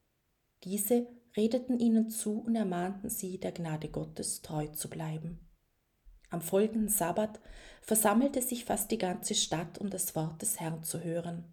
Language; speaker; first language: German; native; German